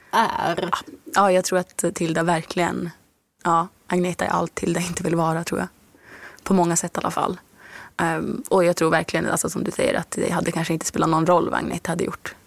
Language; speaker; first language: Swedish; native; Swedish